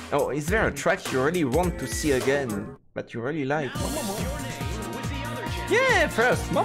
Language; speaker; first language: English; non-native, fluent; French